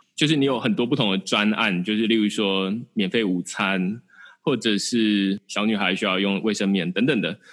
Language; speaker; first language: Chinese; native; Chinese